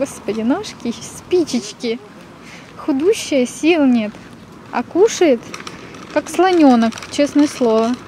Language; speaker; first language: Russian; native; Russian